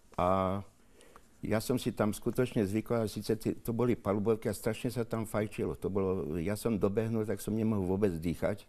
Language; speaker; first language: Slovak; native; Slovak